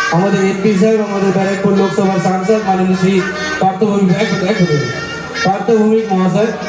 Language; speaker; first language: Bangla; native; Bangla